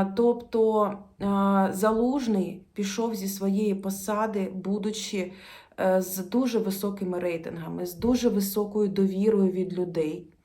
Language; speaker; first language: Ukrainian; non-native, local second language; Russian